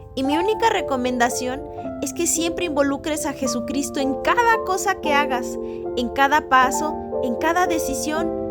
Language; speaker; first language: Spanish; native; Spanish